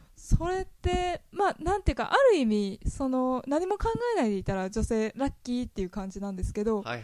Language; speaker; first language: Japanese; native; Japanese